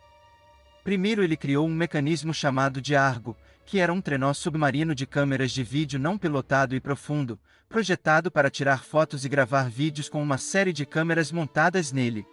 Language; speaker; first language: Portuguese; native; Portuguese